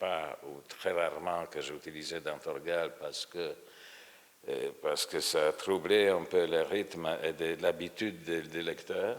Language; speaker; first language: French; non-native, fluent; Polish